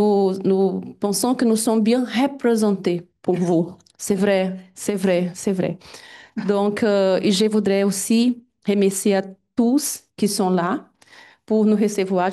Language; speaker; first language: French; non-native, fluent; Portuguese